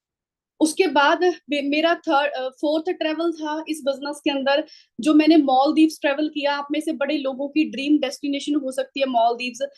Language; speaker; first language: Hindi; non-native, local second language; Punjabi